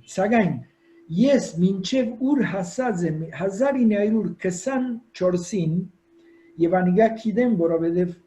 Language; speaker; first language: Armenian; early bilingual, heritage; Armenian